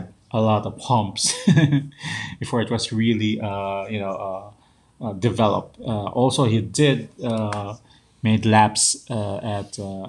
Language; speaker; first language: English; non-native, local second language; Filipino